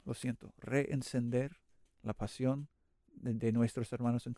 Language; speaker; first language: Spanish; non-native, learner; English